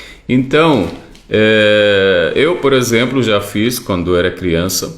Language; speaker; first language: Portuguese; non-native, fluent; Arabic